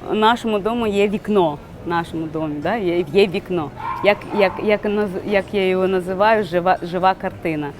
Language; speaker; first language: Ukrainian; non-native, fluent; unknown